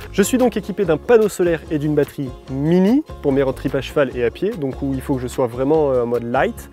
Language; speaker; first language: French; native; French